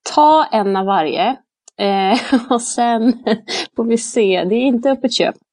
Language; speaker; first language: Swedish; native; Swedish